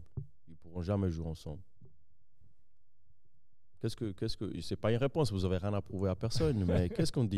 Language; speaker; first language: French; native; French